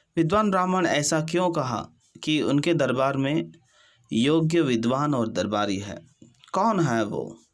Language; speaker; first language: Hindi; non-native, local second language; Kannada